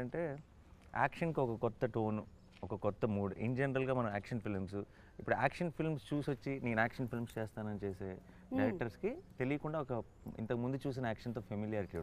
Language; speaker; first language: Telugu; native; Telugu